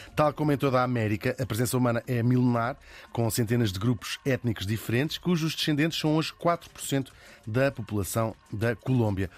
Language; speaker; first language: Portuguese; native; Portuguese